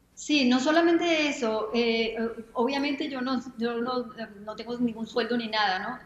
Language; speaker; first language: Spanish; native; Spanish